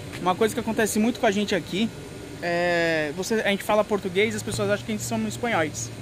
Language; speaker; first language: Portuguese; native; Portuguese